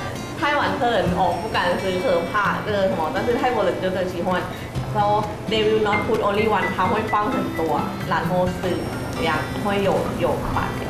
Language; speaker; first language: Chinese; non-native, learner; Thai